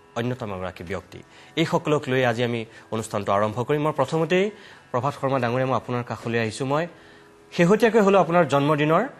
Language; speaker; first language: Assamese; native; Assamese